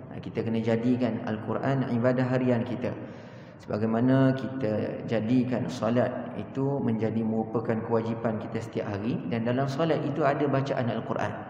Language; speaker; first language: Malay; native; Malay